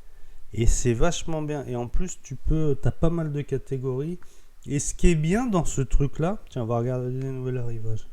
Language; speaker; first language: French; native; French